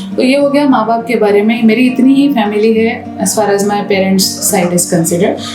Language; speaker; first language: Hindi; native; Hindi